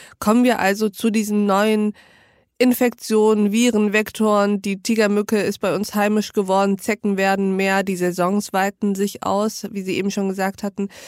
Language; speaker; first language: German; early bilingual, other home language; Turkish